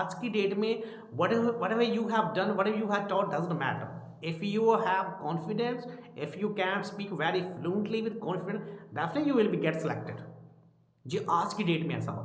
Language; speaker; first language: English; non-native, local second language; Hindi